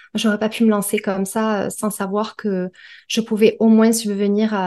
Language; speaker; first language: French; native; French